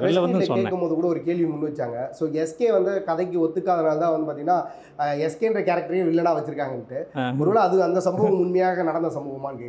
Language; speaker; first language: Tamil; native; Tamil